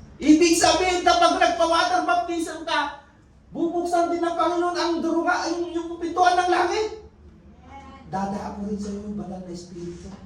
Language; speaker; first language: Filipino; non-native, local second language; Iloko